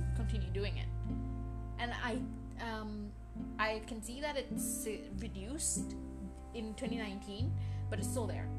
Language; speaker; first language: English; early bilingual, other home language; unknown